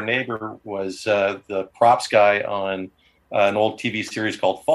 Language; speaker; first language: English; native; English